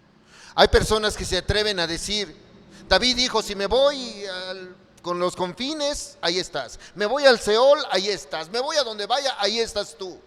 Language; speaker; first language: Spanish; native; Spanish